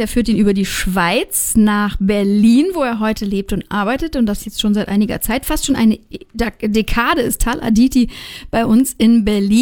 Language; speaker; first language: German; native; German